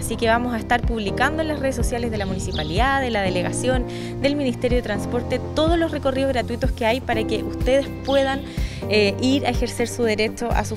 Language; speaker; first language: Spanish; native; Spanish